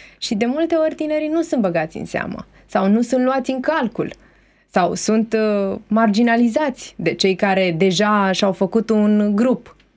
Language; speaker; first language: Romanian; native; Romanian